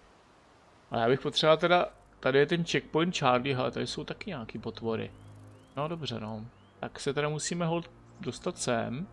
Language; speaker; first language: Czech; native; Czech